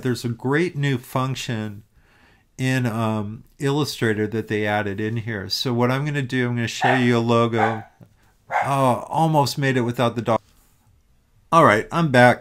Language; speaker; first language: English; native; English